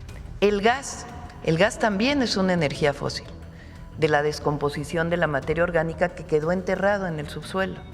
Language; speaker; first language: Spanish; native; Spanish